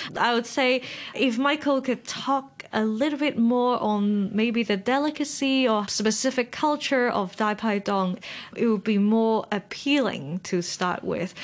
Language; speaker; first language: English; non-native, local second language; Cantonese